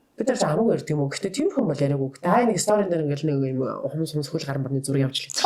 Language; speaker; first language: Mongolian; native; Mongolian